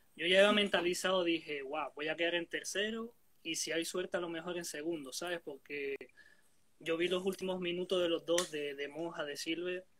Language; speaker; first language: Spanish; native; Spanish